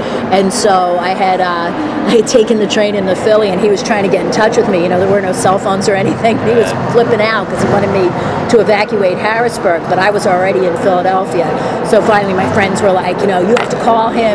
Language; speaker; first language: English; native; English